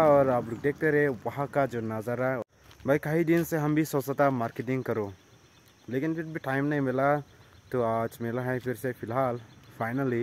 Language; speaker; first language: Hindi; non-native, local second language; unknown